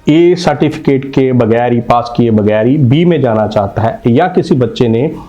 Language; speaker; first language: Hindi; non-native, local second language; Punjabi